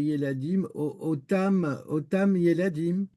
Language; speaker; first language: Hebrew; non-native, learner; French